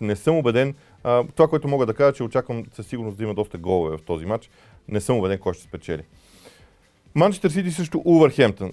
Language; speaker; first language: Bulgarian; native; Bulgarian